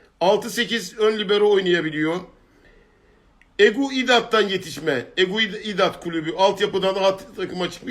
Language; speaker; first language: Turkish; native; Turkish